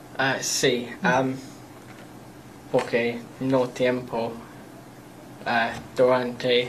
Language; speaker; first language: Spanish; non-native, learner; English